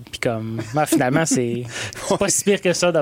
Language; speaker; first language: French; native; French